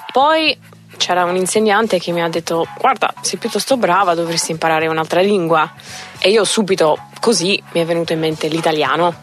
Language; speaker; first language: Italian; non-native, fluent; English